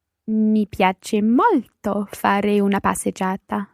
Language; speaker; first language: Italian; non-native, learner; English